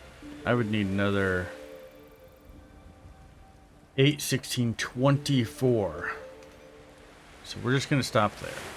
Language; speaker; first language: English; native; English